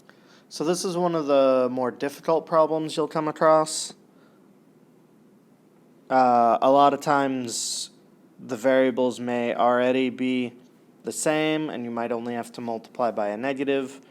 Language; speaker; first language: English; native; English